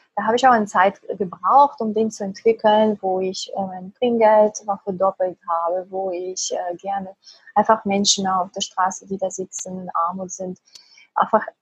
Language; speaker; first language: German; native; German